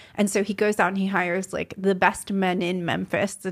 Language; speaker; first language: English; native; English